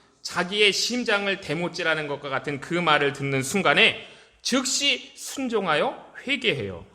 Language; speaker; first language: Korean; native; Korean